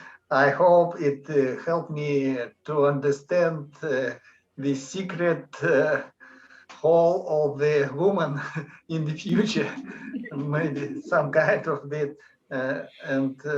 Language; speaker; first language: English; non-native, learner; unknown